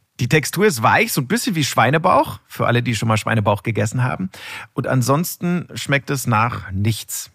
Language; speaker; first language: German; native; German